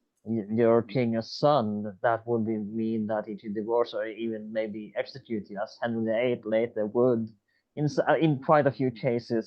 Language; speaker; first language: English; non-native, fluent; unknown